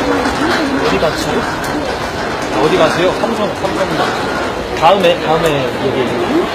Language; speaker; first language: Korean; non-native, learner; Indonesian